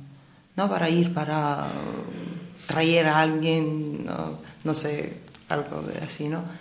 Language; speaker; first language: Spanish; non-native, fluent; Italian